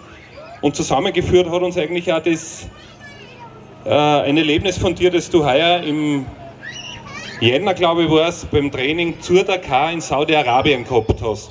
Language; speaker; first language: German; native; German